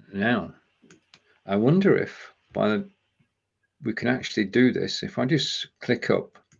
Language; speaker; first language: English; native; English